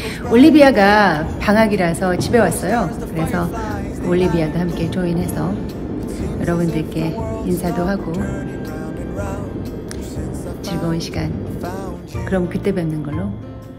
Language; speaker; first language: Korean; native; Korean